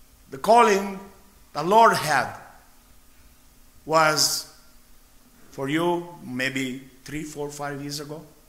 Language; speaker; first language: English; non-native, fluent; Romanian